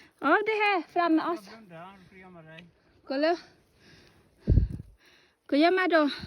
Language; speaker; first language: Swedish; non-native, learner; Thai